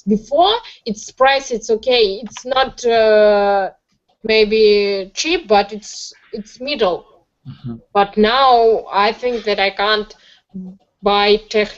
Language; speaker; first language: English; non-native, learner; Russian